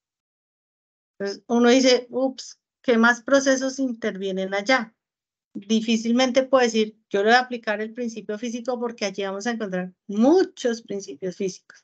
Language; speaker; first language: Spanish; native; Spanish